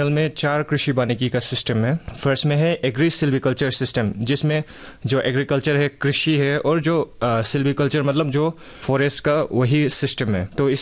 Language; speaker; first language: Hindi; non-native, local second language; Manipuri